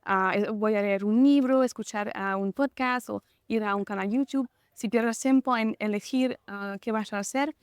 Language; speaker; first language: Spanish; non-native, fluent; French